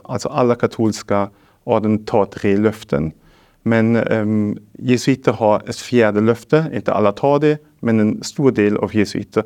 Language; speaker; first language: Swedish; non-native, fluent; German